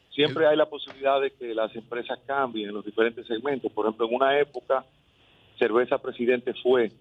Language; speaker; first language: Spanish; native; Spanish